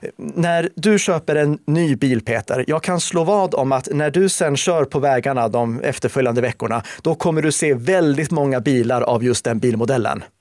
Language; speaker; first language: Swedish; native; Swedish